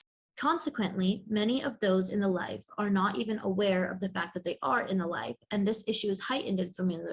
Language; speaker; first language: English; native; English